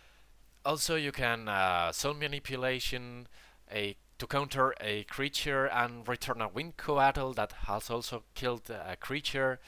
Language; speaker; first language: English; non-native, fluent; Spanish